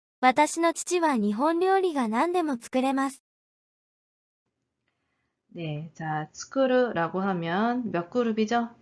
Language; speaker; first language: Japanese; non-native, fluent; Korean